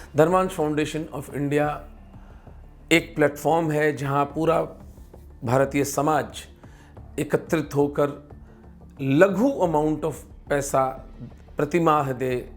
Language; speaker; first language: Hindi; native; Hindi